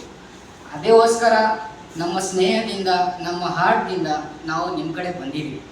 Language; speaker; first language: Kannada; non-native, local second language; Marathi